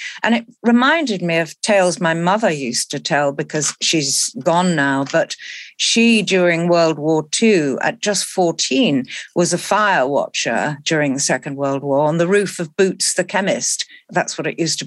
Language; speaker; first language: English; native; English